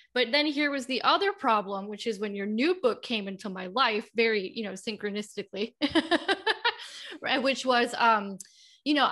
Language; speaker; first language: English; native; English